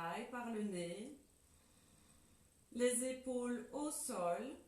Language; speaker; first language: French; native; French